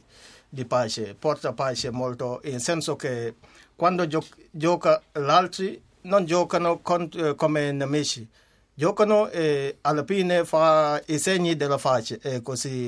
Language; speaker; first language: Italian; non-native, fluent; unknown